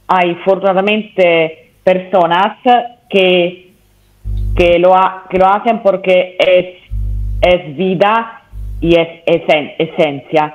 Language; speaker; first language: Spanish; non-native, learner; Italian